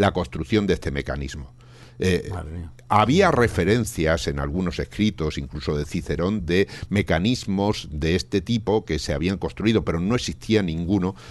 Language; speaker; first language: Spanish; native; Spanish